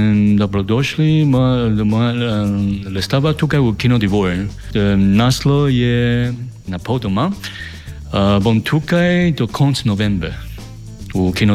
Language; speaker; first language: Slovenian; non-native, learner; Chinese